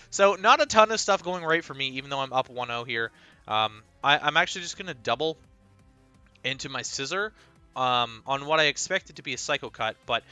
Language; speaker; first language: English; native; English